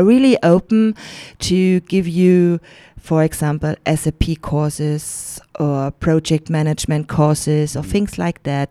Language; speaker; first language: English; non-native, fluent; German